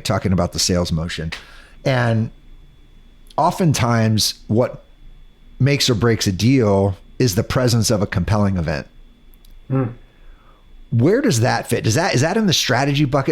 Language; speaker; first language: English; native; English